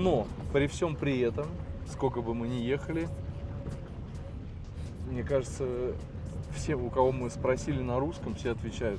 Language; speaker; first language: Russian; native; Russian